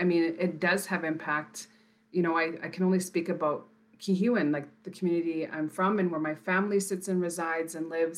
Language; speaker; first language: English; native; English